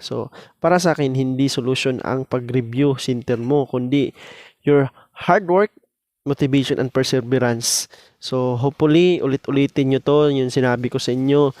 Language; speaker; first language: Filipino; non-native, local second language; Cebuano